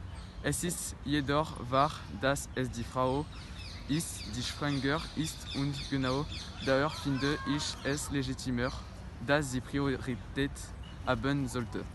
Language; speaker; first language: German; non-native, learner; French